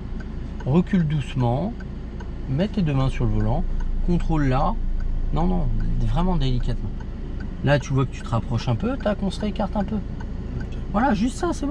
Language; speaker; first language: French; native; French